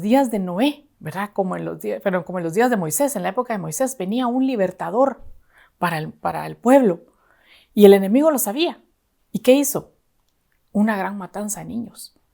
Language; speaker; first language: Spanish; native; Spanish